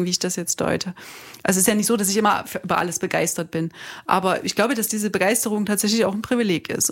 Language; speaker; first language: German; native; German